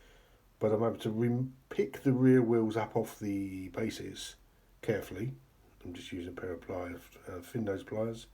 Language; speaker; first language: English; native; English